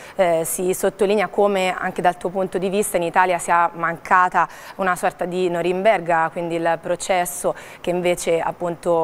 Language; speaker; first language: Italian; native; Italian